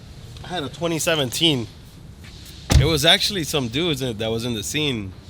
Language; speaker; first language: English; native; English